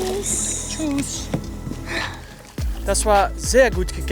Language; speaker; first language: German; non-native, learner; Dutch